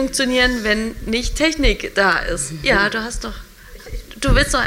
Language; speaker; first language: German; native; German